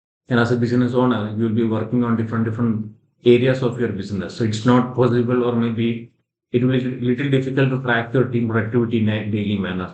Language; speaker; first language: English; non-native, local second language; Malayalam